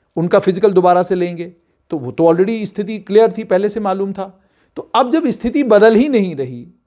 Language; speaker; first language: Hindi; non-native, local second language; Dogri